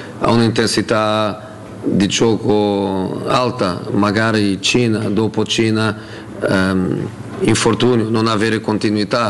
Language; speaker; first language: Italian; non-native, fluent; Portuguese